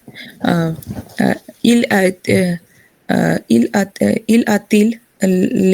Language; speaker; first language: French; non-native, learner; Hindi